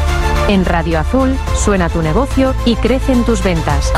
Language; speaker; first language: Spanish; native; Spanish